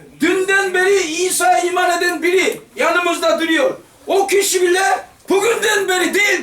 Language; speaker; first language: Turkish; non-native, fluent; Korean